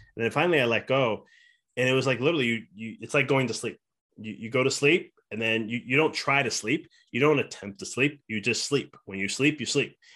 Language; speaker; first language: English; native; English